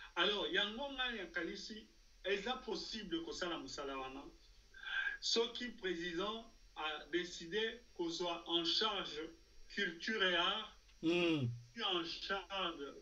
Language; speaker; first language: Lingala; non-native, local second language; Swahili